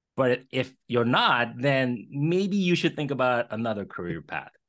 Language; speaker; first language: English; early bilingual, other home language; Korean